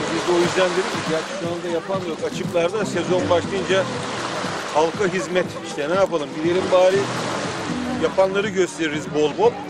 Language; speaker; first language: Turkish; native; Turkish